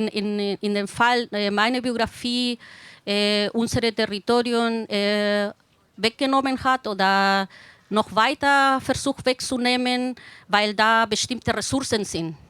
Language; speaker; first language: German; non-native, fluent; Spanish